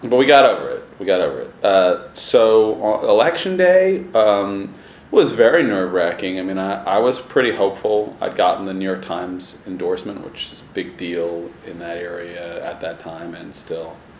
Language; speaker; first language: English; native; English